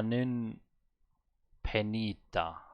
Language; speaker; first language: Korean; non-native, learner; German